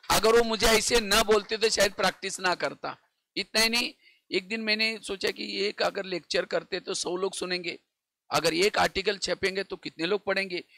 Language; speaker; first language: Hindi; non-native, local second language; Marathi